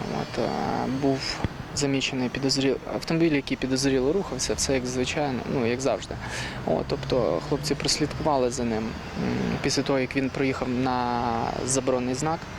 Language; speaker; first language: Ukrainian; native; Ukrainian